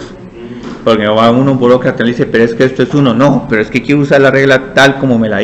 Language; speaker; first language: Spanish; native; Spanish